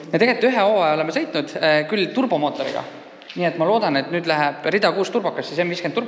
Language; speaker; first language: Estonian; native; Estonian